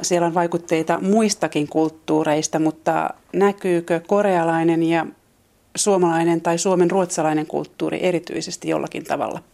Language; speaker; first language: Finnish; native; Finnish